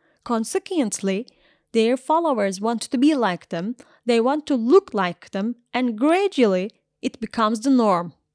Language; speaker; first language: English; non-native, fluent; Turkish